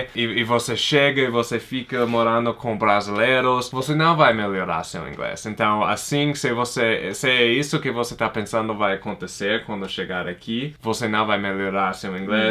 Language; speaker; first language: Portuguese; non-native, fluent; English